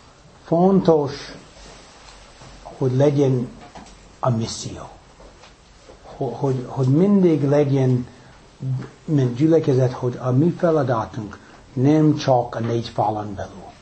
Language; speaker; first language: Hungarian; non-native, fluent; English